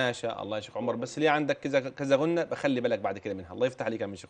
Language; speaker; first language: Arabic; native; Arabic